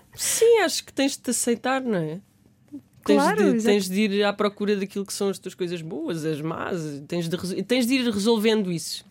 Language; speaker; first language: Portuguese; native; Portuguese